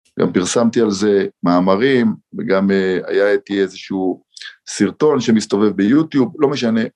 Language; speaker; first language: Hebrew; native; Hebrew